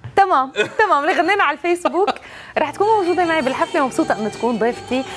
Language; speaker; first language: Arabic; native; Arabic